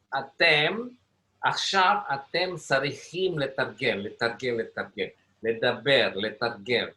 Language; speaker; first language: Hebrew; non-native, fluent; Indonesian